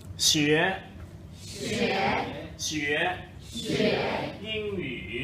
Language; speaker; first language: Chinese; non-native, fluent; Thai